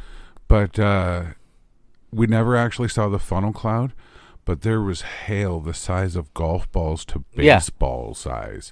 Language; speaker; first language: English; native; English